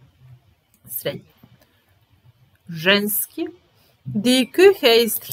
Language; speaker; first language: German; non-native, fluent; Serbian